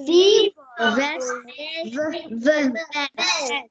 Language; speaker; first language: English; non-native, learner; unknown